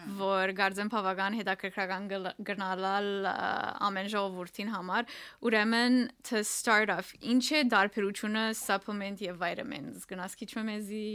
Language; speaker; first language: Armenian; early bilingual, heritage; Armenian